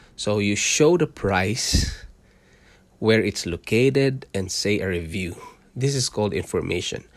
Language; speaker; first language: English; non-native, local second language; Cebuano